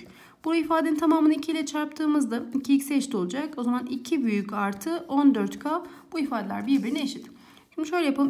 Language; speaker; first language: Turkish; native; Turkish